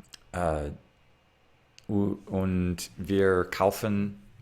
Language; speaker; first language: German; non-native, learner; English